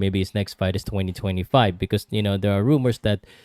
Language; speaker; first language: English; non-native, local second language; Filipino